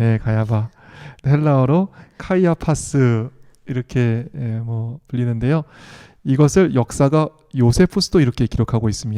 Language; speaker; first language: Korean; native; Korean